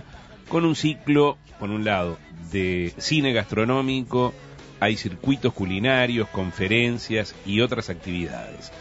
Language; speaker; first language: Spanish; native; Spanish